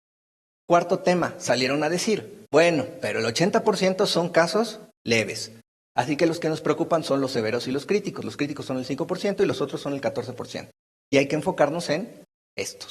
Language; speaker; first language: Spanish; native; Spanish